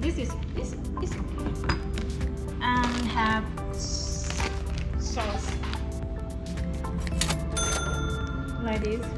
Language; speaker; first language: English; non-native, learner; Thai